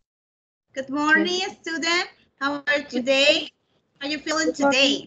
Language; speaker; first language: English; non-native, learner; Spanish